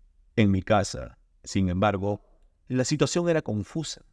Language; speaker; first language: Spanish; native; Spanish